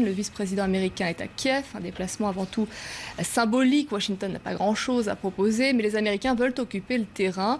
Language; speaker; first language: French; native; French